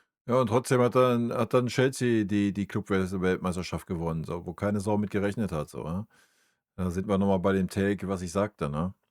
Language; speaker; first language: German; native; German